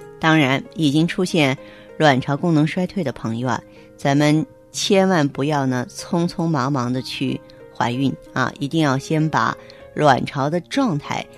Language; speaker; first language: Chinese; native; Chinese